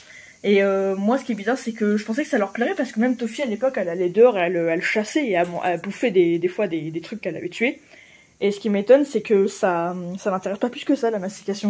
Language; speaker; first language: French; native; French